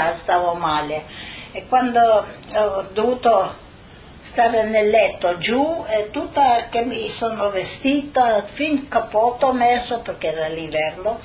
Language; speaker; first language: Italian; non-native, local second language; Slovenian